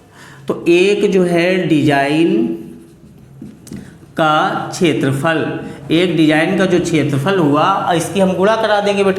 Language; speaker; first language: Hindi; native; Hindi